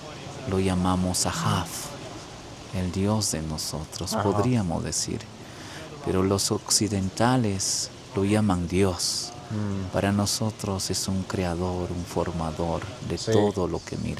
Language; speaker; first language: Spanish; non-native, local second language; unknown